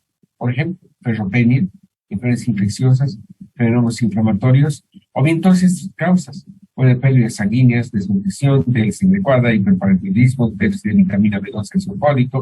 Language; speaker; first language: Spanish; native; Spanish